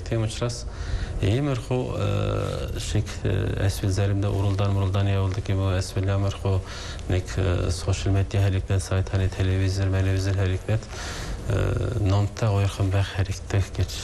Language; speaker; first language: Mongolian; non-native, fluent; Turkish